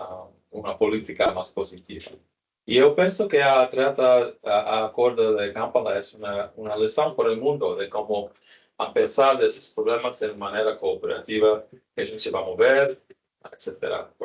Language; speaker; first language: Spanish; non-native, learner; English